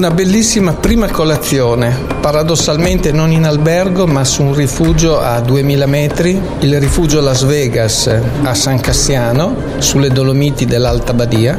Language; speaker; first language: Italian; native; Italian